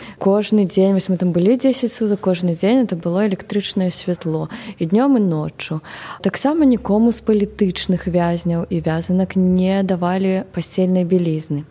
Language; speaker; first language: Belarusian; non-native, local second language; Russian